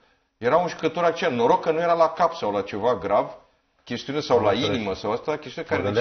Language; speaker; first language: Romanian; native; Romanian